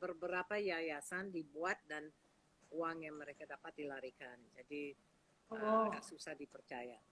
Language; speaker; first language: Indonesian; non-native, fluent; English